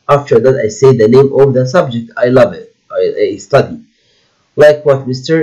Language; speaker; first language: English; non-native, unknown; Arabic